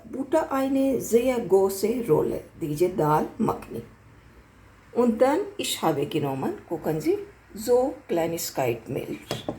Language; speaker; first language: German; non-native, learner; Hindi